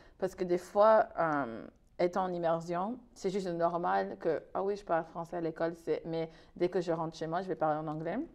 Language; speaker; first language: French; non-native, fluent; English